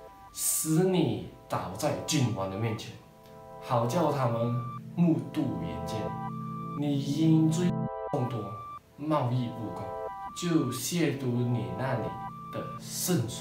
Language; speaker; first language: Chinese; native; Chinese